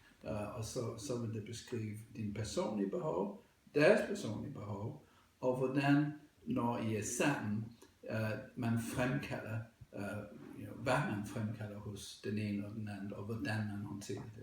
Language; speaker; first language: Danish; non-native, fluent; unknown